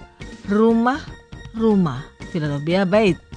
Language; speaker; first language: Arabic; non-native, fluent; Indonesian